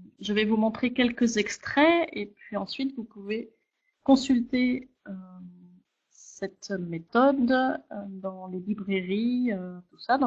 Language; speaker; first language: French; native; French